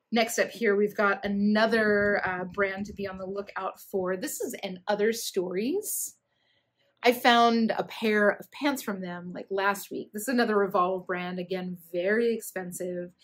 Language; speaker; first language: English; native; English